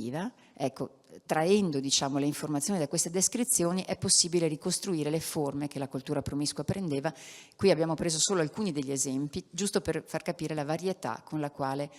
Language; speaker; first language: Italian; native; Italian